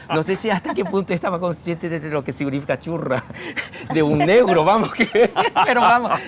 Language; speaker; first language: Spanish; non-native, fluent; Japanese